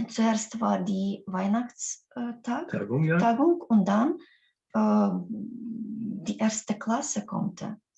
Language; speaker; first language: German; non-native, learner; Russian